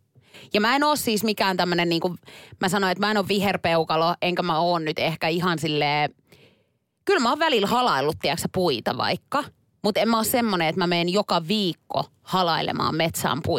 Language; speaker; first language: Finnish; native; Finnish